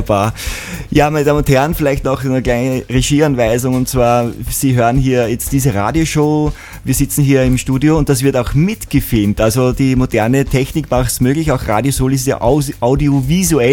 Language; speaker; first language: German; native; German